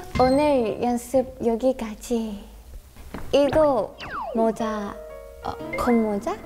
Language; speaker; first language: Korean; non-native, learner; Thai